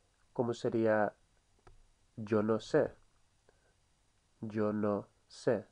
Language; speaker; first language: Spanish; non-native, fluent; English